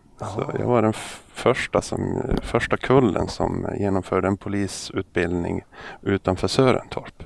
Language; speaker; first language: Swedish; native; Swedish